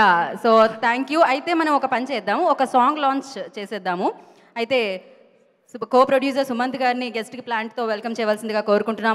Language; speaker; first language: Telugu; native; Telugu